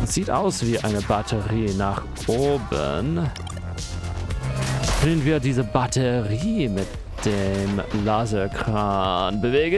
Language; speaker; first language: German; non-native, fluent; English